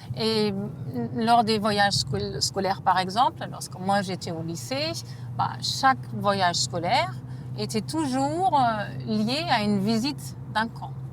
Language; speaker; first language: French; non-native, fluent; German